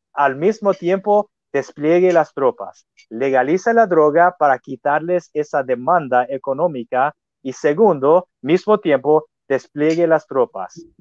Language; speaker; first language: Spanish; non-native, fluent; English